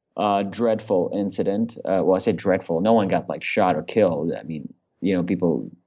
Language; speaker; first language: English; non-native, fluent; Russian